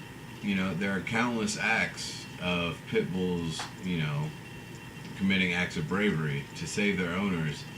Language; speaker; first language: English; native; English